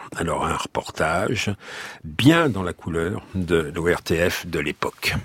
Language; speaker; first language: French; native; French